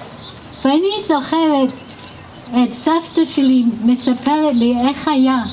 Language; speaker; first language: Hebrew; non-native, fluent; English